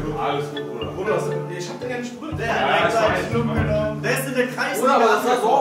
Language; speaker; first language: German; native; German